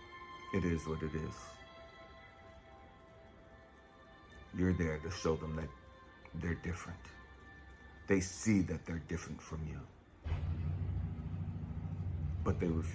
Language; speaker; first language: English; native; English